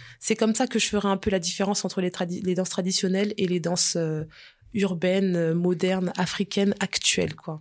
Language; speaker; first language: French; early bilingual, other home language; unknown